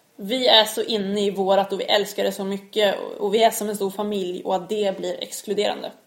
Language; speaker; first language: Swedish; native; Swedish